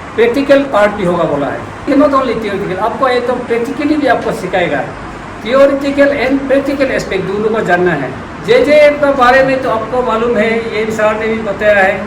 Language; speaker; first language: Hindi; non-native, local second language; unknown